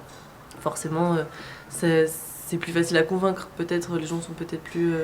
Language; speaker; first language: French; native; French